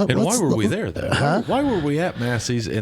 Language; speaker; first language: English; native; English